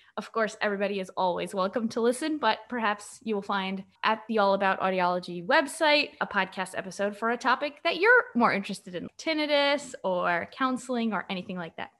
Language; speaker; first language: English; native; English